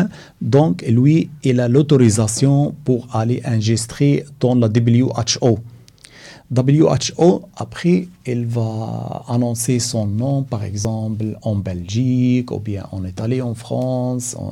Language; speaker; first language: French; non-native, learner; Arabic